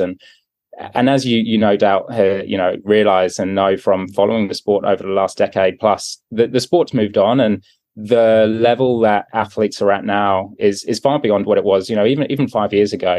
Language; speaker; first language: English; native; English